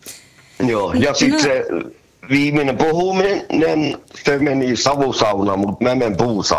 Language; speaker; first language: Finnish; early bilingual, heritage; Finnish